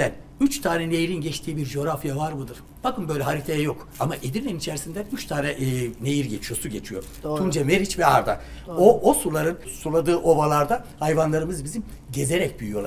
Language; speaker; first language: Turkish; native; Turkish